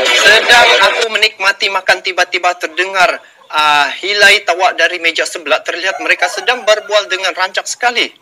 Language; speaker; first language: Malay; native; Malay